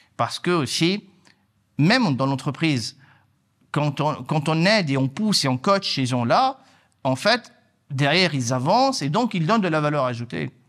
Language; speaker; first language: French; non-native, local second language; Arabic